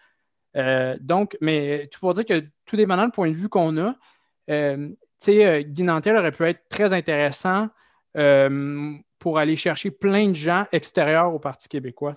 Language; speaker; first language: French; native; French